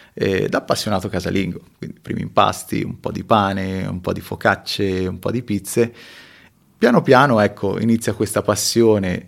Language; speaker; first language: Italian; early bilingual, other home language; Spanish